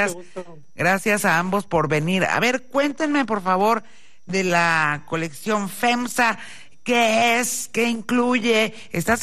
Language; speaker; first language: Spanish; native; Spanish